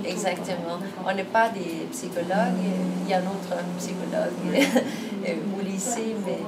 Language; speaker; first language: French; non-native, fluent; Danish